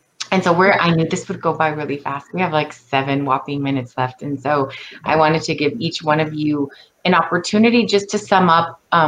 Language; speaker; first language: English; native; English